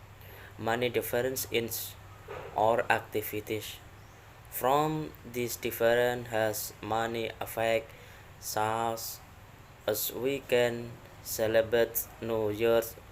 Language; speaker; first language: English; non-native, learner; Indonesian